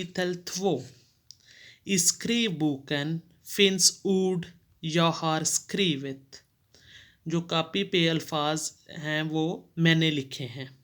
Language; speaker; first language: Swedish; non-native, fluent; Urdu